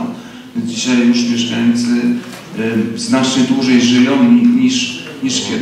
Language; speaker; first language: Polish; native; Polish